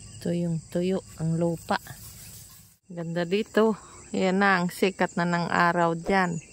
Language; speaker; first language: Filipino; non-native, local second language; Cebuano